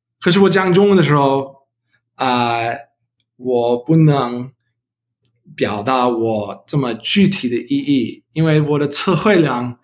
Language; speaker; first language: Chinese; non-native, learner; English